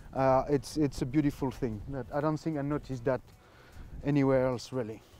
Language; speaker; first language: English; non-native, fluent; French